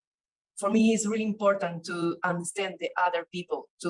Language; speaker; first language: English; non-native, learner; Spanish